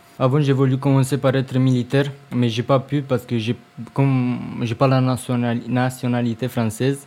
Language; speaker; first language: French; non-native, learner; Romanian